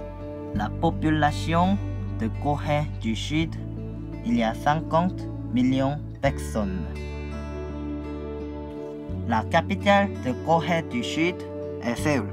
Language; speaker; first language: French; non-native, learner; Korean